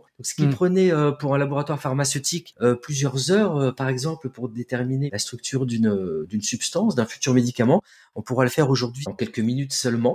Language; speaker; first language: French; native; French